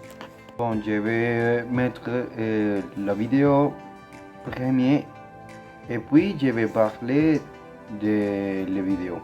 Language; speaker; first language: French; non-native, learner; Spanish